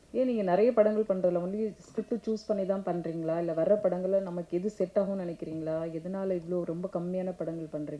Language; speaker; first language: Tamil; native; Tamil